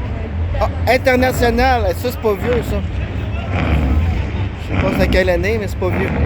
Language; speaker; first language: French; native; French